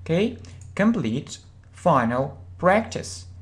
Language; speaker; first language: English; non-native, fluent; Russian